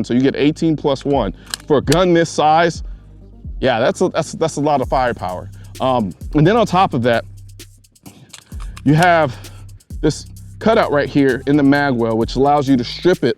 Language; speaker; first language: English; native; English